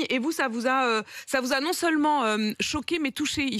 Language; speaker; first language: French; native; French